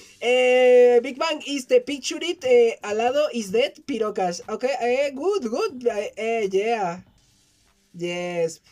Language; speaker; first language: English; non-native, learner; Spanish